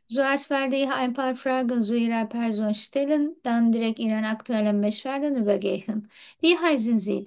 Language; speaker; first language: German; non-native, learner; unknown